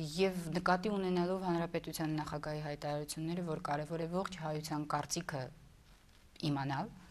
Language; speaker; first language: Armenian; native; Armenian